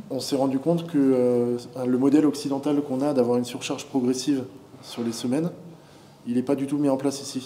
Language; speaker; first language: French; native; French